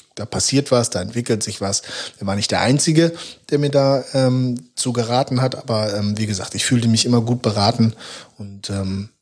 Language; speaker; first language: German; native; German